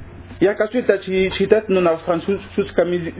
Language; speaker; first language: Russian; non-native, learner; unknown